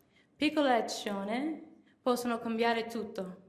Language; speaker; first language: Italian; non-native, fluent; English